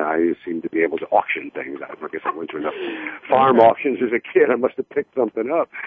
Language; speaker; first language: English; native; English